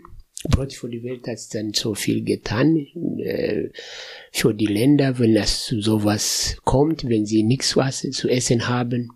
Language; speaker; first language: German; non-native, fluent; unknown